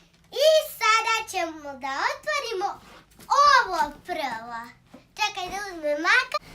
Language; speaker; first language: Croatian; early bilingual, heritage; Croatian